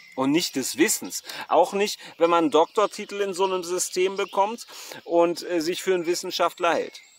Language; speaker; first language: German; native; German